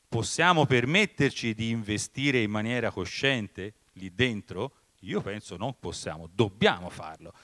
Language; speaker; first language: Italian; native; Italian